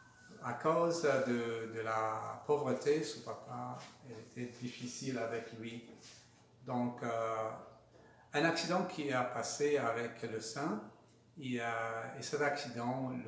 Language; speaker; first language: French; non-native, learner; Spanish